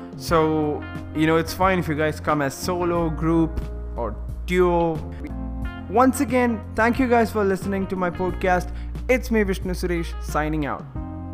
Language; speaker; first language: English; non-native, local second language; Malayalam